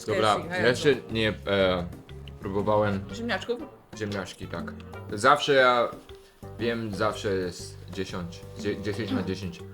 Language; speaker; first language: Polish; non-native, learner; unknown